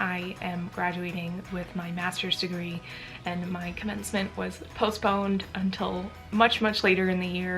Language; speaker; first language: English; native; English